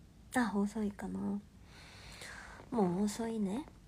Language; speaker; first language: Japanese; non-native, fluent; Korean